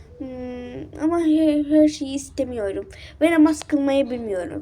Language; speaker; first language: Turkish; early bilingual, other home language; Arabic